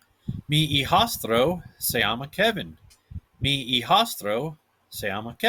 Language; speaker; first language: Spanish; non-native, fluent; English